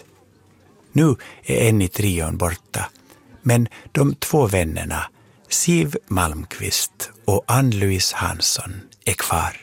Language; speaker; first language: Swedish; native; Swedish